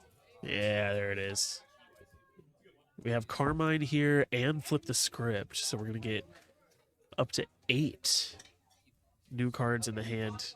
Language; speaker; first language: English; native; English